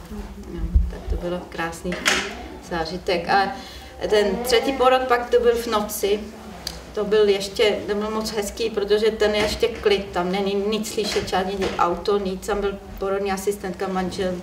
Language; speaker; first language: Czech; non-native, learner; German